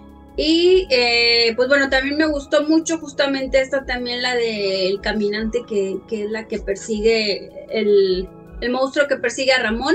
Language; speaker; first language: Spanish; native; Spanish